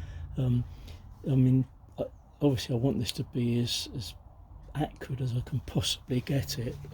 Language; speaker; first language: English; native; English